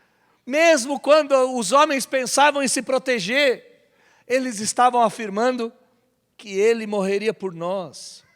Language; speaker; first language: Portuguese; native; Portuguese